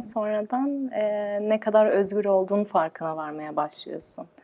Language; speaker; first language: Turkish; early bilingual, heritage; Turkish